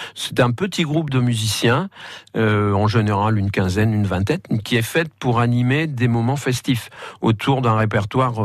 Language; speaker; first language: French; native; French